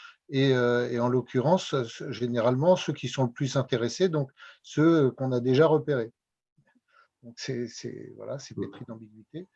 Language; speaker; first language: French; native; French